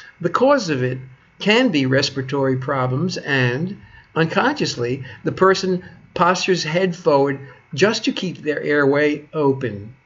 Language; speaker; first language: English; native; English